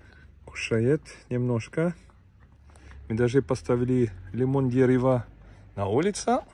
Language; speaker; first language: Russian; non-native, learner; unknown